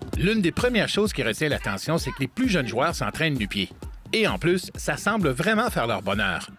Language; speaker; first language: French; native; French